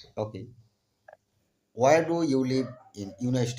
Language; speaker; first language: English; non-native, learner; Bangla